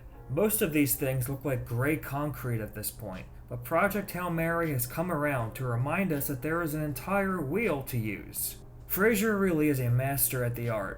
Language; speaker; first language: English; native; English